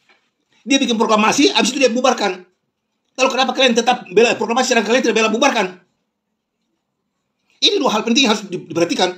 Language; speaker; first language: Indonesian; native; Indonesian